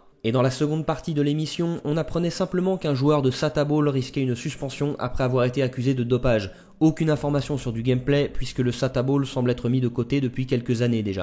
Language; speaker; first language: French; native; French